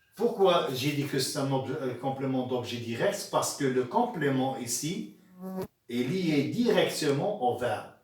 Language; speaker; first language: French; non-native, local second language; Arabic